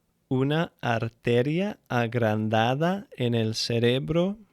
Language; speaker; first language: Spanish; non-native, fluent; English